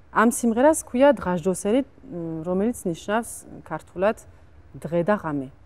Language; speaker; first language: Georgian; non-native, fluent; French